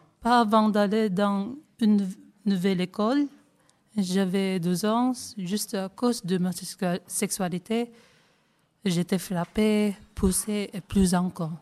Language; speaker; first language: French; non-native, learner; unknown